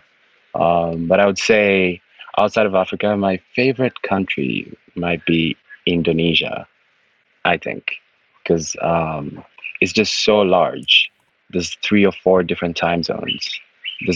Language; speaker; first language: English; non-native, local second language; Ganda